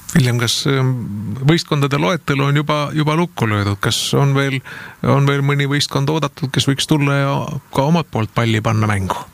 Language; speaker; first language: Estonian; native; Estonian